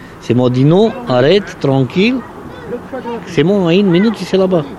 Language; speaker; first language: French; non-native, learner; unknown